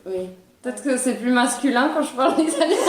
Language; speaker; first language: French; early bilingual, other home language; Italian